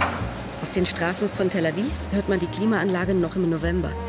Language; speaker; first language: German; native; German